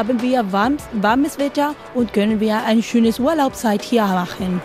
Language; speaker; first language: German; non-native, learner; Spanish